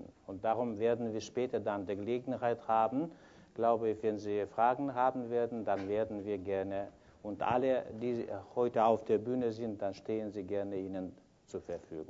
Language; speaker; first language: German; non-native, fluent; Kyrgyz